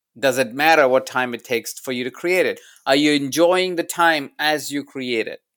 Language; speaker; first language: English; non-native, local second language; Hindi